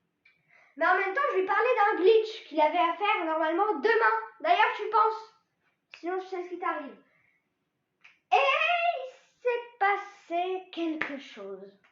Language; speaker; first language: French; native; French